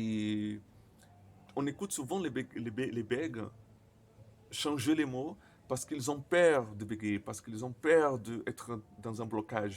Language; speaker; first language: French; non-native, learner; Portuguese